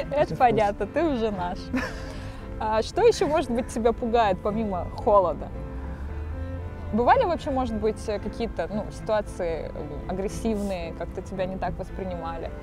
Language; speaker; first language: Russian; native; Russian